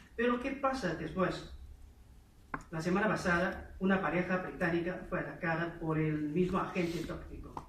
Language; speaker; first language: Spanish; non-native, fluent; Chinese